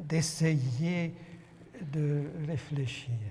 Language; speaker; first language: French; non-native, fluent; Hungarian